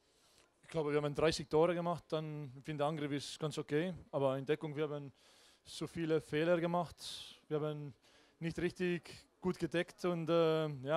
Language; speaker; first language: German; non-native, learner; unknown